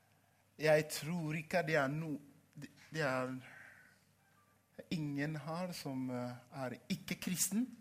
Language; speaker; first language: Swedish; non-native, fluent; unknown